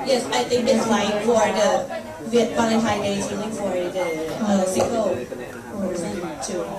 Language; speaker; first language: English; non-native, learner; Thai